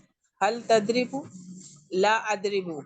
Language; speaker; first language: Arabic; non-native, learner; Urdu